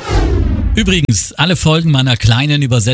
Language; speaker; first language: German; native; German